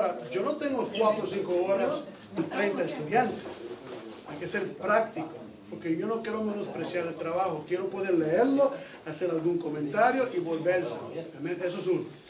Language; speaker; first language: Spanish; native; Spanish